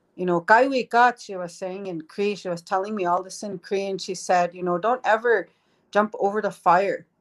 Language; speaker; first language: English; native; English